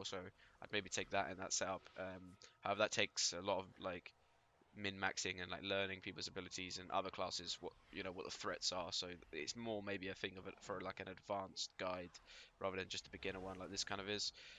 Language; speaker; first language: English; native; English